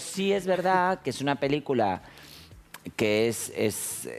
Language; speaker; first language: Spanish; native; Spanish